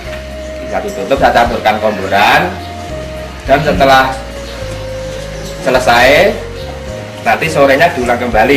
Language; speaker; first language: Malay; non-native, local second language; Javanese